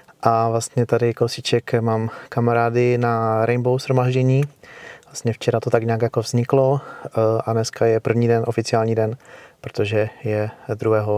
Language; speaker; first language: Czech; native; Czech